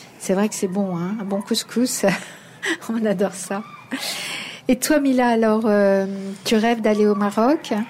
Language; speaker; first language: French; native; French